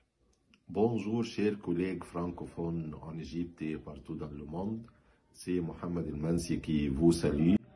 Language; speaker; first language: French; non-native, fluent; Arabic